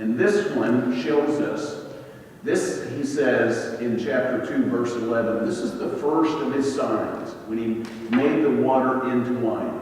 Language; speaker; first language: English; native; English